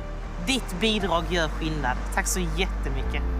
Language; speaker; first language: Swedish; native; Swedish